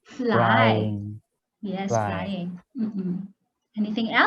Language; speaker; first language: English; non-native, local second language; Filipino